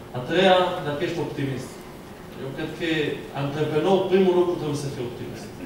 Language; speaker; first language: Romanian; non-native, fluent; Hebrew